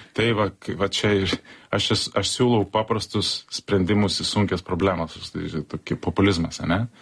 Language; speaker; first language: Lithuanian; early bilingual, heritage; Lithuanian